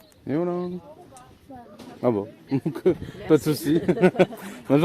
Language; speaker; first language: French; native; French